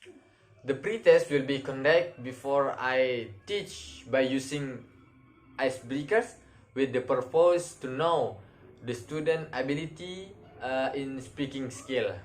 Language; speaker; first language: English; non-native, learner; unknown